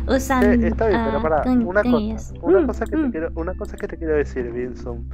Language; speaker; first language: Spanish; native; Spanish